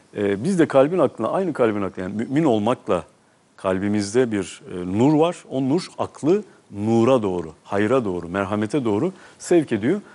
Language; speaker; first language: Turkish; native; Turkish